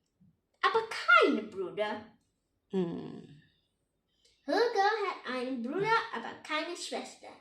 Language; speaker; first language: German; non-native, learner; Vietnamese